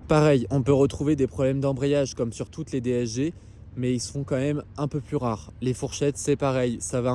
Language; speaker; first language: French; native; French